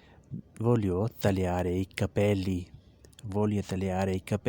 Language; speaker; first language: Italian; non-native, fluent; Urdu